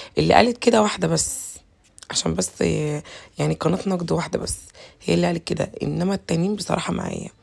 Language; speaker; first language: Egyptian Arabic; native; Egyptian Arabic